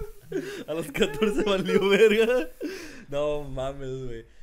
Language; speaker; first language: Spanish; early bilingual, heritage; Spanish